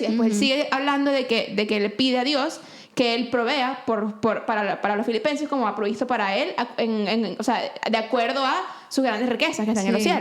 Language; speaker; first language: Spanish; native; Spanish